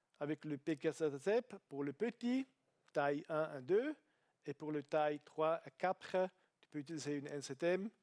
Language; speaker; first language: French; non-native, learner; Italian